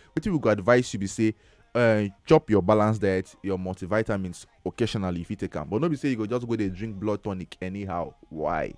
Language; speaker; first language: Nigerian Pidgin; native; Nigerian Pidgin